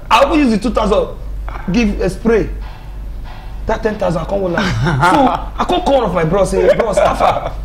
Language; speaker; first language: Nigerian Pidgin; non-native, local second language; Yoruba